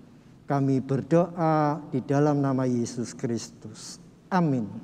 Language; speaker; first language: Indonesian; native; Indonesian